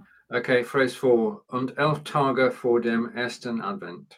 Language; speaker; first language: German; non-native, learner; English